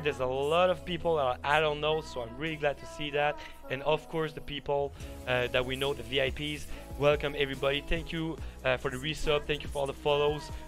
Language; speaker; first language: English; non-native, fluent; French